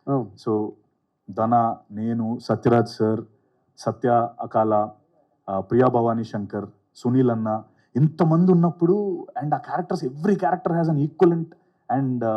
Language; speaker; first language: Telugu; native; Telugu